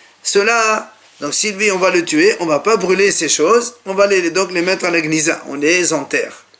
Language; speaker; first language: French; native; French